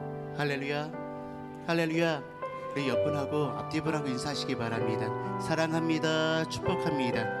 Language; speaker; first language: Korean; native; Korean